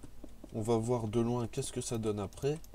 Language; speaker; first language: French; native; French